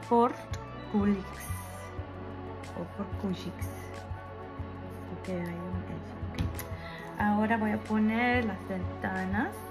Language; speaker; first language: Spanish; early bilingual, heritage; Spanish